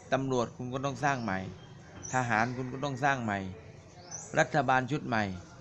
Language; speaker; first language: Thai; native; Thai